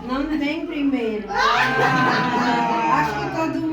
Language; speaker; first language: Portuguese; non-native, learner; Filipino